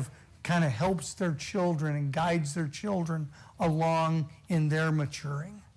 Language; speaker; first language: English; native; English